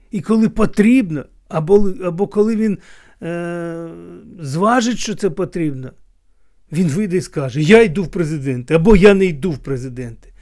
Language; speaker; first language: Ukrainian; non-native, local second language; Russian